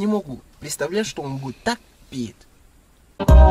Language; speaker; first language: Russian; non-native, learner; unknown